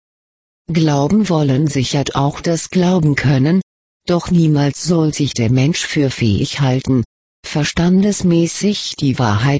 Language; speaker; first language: German; native; German